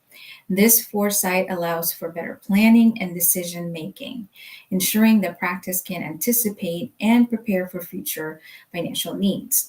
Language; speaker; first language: English; native; English